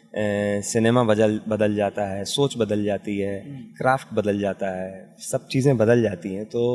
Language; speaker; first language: Hindi; native; Hindi